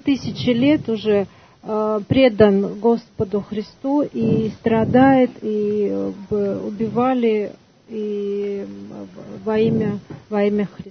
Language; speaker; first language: Russian; non-native, fluent; Armenian